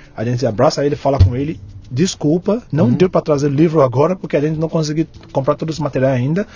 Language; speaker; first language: Portuguese; non-native, fluent; Yoruba